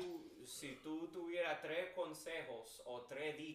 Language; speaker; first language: Spanish; early bilingual, heritage; English